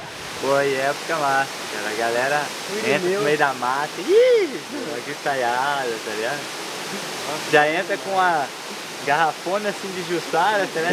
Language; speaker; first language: Portuguese; native; Portuguese